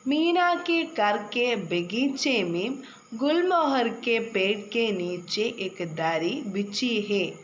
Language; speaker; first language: Hindi; non-native, local second language; Malayalam